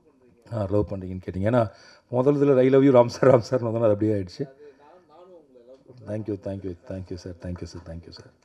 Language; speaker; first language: Tamil; native; Tamil